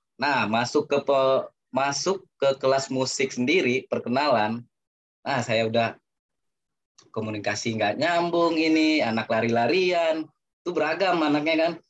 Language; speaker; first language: Indonesian; non-native, local second language; Minangkabau